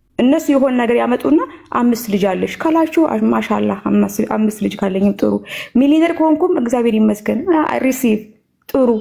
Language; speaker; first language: Amharic; native; Amharic